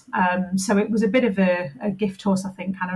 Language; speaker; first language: English; native; English